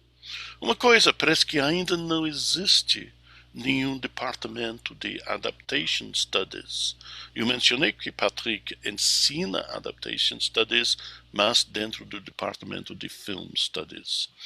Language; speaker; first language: Portuguese; non-native, fluent; English